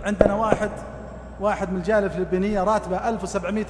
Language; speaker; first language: Arabic; native; Arabic